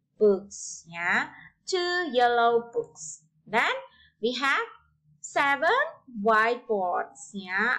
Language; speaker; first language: English; non-native, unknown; Indonesian